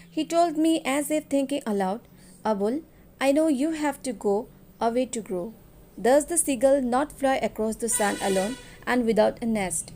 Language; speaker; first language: English; non-native, local second language; Assamese